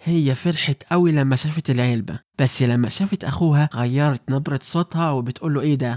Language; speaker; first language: Arabic; native; Arabic